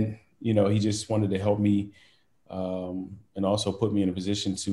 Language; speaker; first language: English; native; English